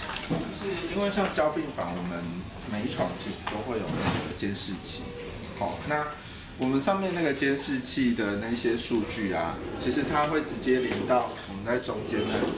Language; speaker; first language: Chinese; native; Chinese